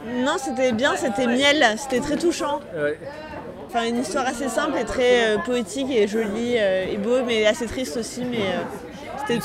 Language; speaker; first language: French; native; French